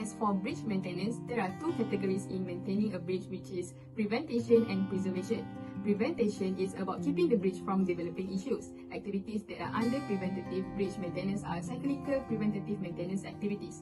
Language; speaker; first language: English; non-native, local second language; Malay